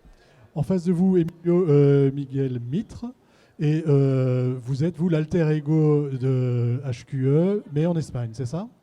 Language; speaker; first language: French; native; French